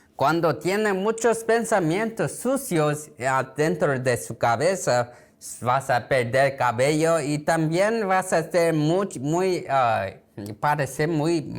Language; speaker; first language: Spanish; non-native, learner; Korean